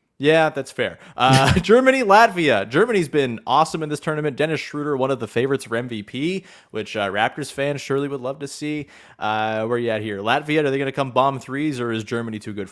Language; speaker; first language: English; native; English